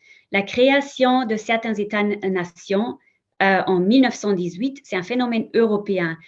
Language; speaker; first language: French; non-native, fluent; German